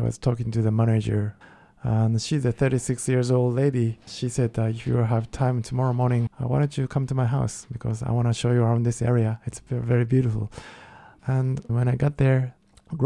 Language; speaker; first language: English; non-native, fluent; Japanese